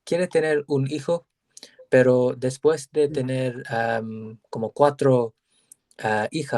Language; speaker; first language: Spanish; non-native, learner; English